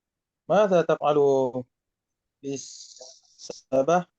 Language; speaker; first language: Arabic; non-native, learner; Indonesian